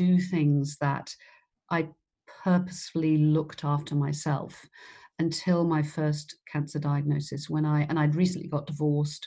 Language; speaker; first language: English; native; English